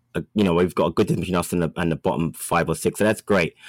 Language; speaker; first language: English; native; English